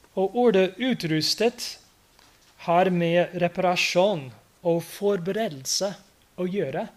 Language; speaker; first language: Norwegian; non-native, fluent; English